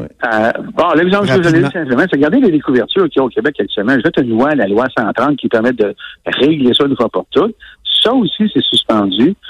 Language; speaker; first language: French; native; French